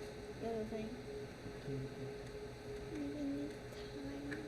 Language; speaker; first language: English; non-native, learner; Chinese